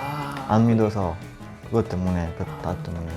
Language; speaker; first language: Korean; non-native, learner; Italian